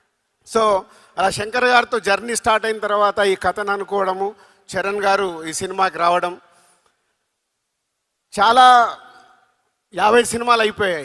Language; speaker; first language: Telugu; native; Telugu